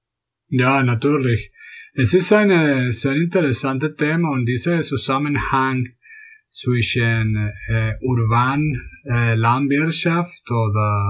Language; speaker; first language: German; non-native, fluent; Spanish